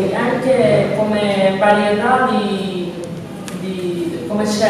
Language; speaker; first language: Italian; non-native, learner; Spanish